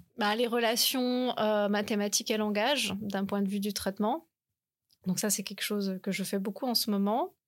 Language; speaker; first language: French; native; French